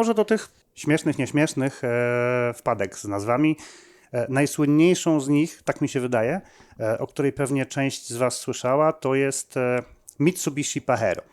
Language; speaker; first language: Polish; native; Polish